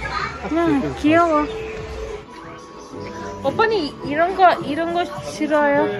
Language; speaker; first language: Korean; non-native, fluent; Malayalam